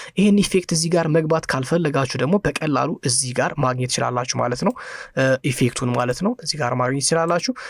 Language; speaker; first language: Amharic; native; Amharic